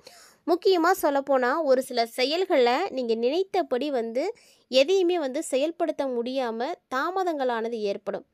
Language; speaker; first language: Tamil; native; Tamil